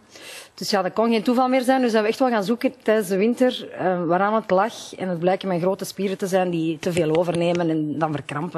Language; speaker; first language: Dutch; native; Dutch